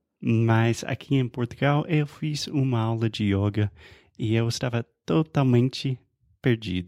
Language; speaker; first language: Portuguese; non-native, fluent; English